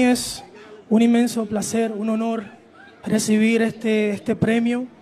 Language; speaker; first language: Spanish; early bilingual, heritage; Spanish